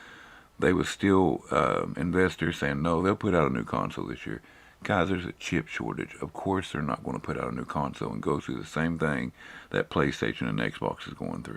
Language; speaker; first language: English; native; English